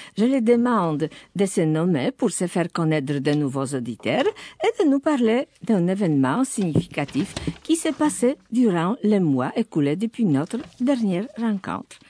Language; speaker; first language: French; non-native, fluent; Polish